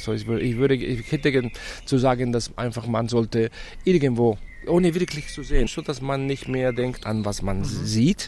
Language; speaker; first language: German; non-native, fluent; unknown